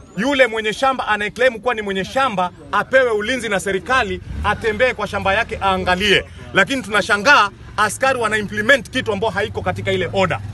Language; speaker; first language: Swahili; native; Swahili